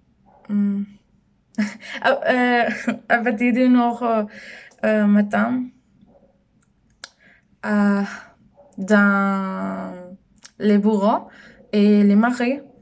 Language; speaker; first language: French; non-native, learner; Spanish